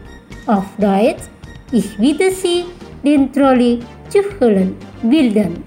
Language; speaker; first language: German; non-native, fluent; Indonesian